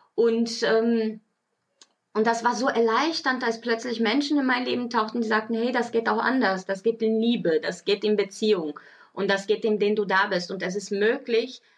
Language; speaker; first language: German; early bilingual, other home language; Portuguese